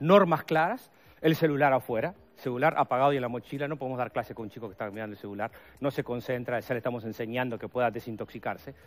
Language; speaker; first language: Spanish; native; Spanish